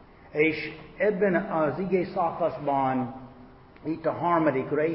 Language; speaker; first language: Hungarian; non-native, fluent; English